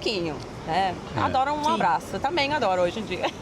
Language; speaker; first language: Portuguese; non-native, fluent; English